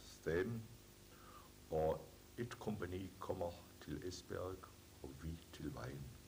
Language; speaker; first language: Danish; non-native, fluent; German